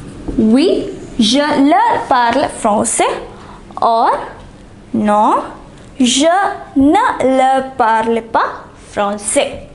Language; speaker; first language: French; non-native, fluent; English